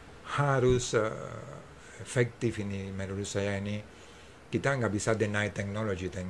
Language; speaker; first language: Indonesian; non-native, fluent; English